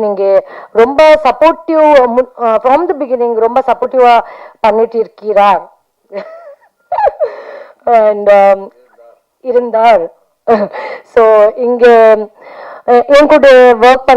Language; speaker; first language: Tamil; non-native, learner; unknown